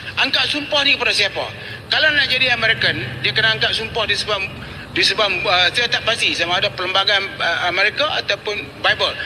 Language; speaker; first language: Malay; native; Malay